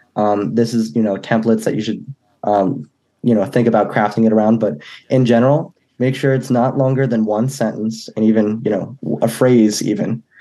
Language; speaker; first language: English; native; English